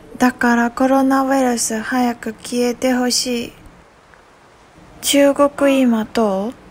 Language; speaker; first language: Japanese; non-native, learner; Chinese